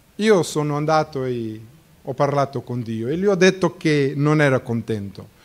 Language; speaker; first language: Italian; non-native, fluent; Portuguese